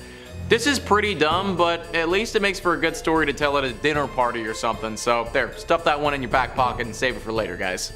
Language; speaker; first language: English; native; English